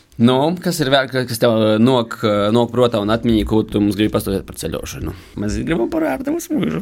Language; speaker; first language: Latvian; native; Latvian